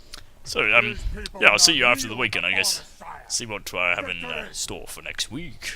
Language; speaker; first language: English; native; English